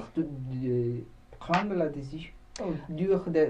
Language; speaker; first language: French; non-native, learner; Spanish